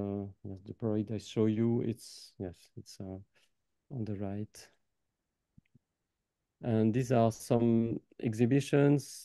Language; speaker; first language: English; non-native, fluent; French